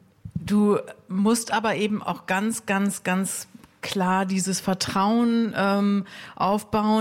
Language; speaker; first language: German; native; German